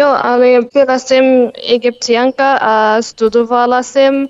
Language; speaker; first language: Czech; non-native, learner; Arabic